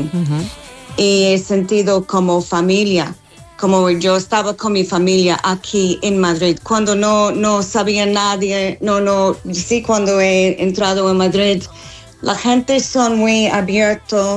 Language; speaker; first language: Spanish; non-native, fluent; English